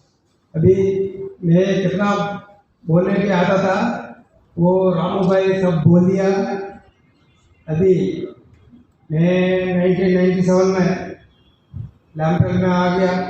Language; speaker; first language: Hindi; non-native, local second language; Malayalam